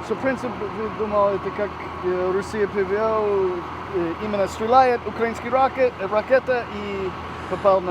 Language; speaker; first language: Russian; non-native, learner; English